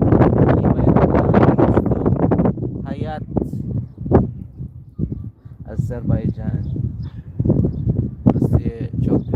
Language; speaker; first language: Turkish; non-native, learner; Azerbaijani